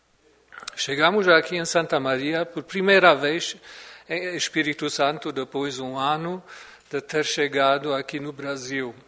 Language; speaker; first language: Portuguese; non-native, fluent; German